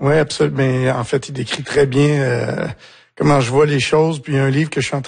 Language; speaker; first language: French; native; French